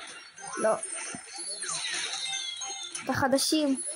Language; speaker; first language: Hebrew; native; Hebrew